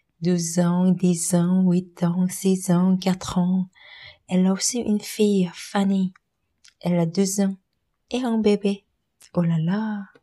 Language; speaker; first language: French; non-native, learner; Korean